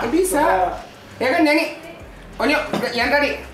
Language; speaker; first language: Indonesian; non-native, learner; Japanese